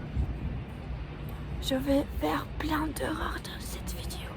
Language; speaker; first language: French; non-native, learner; English